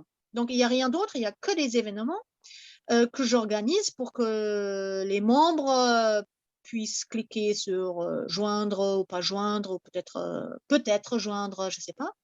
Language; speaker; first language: French; non-native, fluent; German